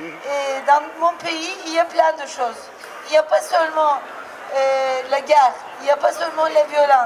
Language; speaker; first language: French; non-native, fluent; Turkish